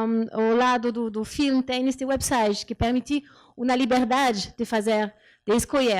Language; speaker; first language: Portuguese; non-native, learner; French